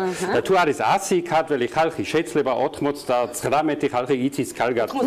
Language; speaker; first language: Georgian; non-native, learner; German